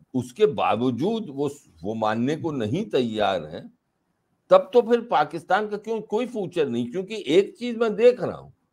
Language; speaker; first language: Hindi; native; Hindi